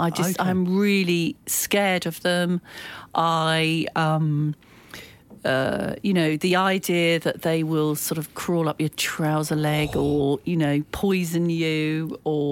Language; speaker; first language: English; native; English